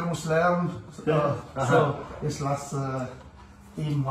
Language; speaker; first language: German; non-native, learner; Malagasy